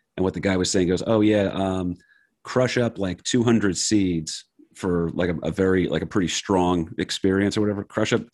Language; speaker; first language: English; native; English